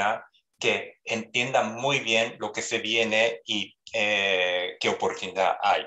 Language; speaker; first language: Spanish; non-native, fluent; Japanese